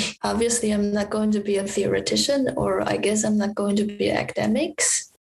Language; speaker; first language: English; non-native, fluent; Chinese